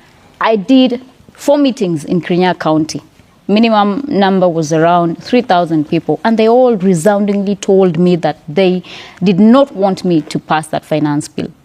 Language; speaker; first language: English; non-native, local second language; Kikuyu